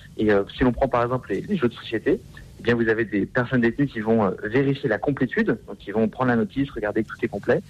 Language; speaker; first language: French; native; French